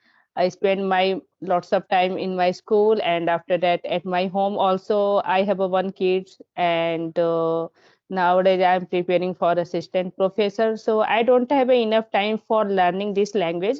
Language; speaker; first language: English; non-native, learner; Hindi